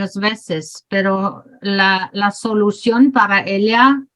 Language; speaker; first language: Spanish; non-native, learner; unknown